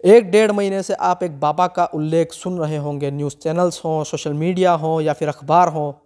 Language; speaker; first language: Hindi; non-native, local second language; Gujarati